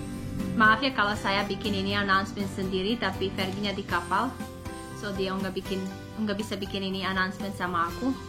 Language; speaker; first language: Indonesian; non-native, learner; English